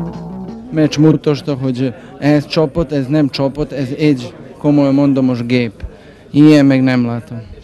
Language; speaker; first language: Hungarian; non-native, learner; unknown